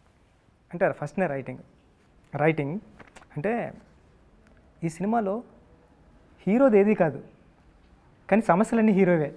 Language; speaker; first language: Telugu; native; Telugu